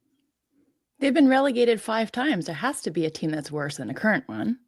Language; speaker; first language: English; native; English